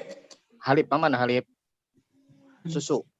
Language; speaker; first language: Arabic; non-native, fluent; Indonesian